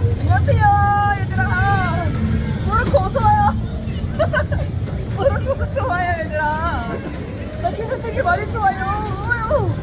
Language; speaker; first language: Korean; non-native, learner; Arabic